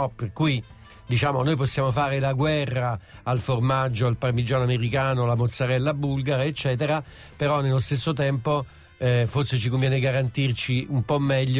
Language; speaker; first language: Italian; native; Italian